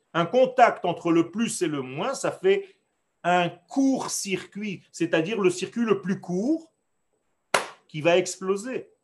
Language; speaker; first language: French; non-native, fluent; Hebrew